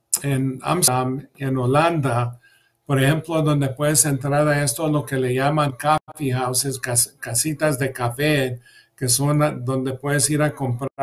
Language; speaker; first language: Spanish; early bilingual, heritage; English